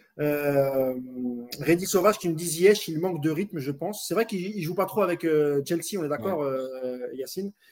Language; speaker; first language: French; native; French